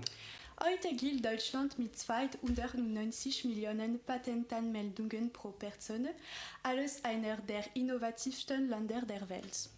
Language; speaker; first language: German; non-native, fluent; French